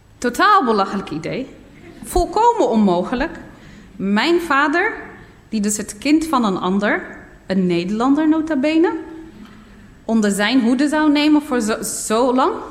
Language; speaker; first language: Dutch; early bilingual, other home language; Berber languages